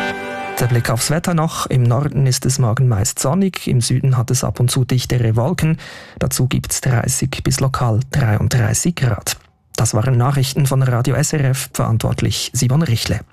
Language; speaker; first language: German; native; German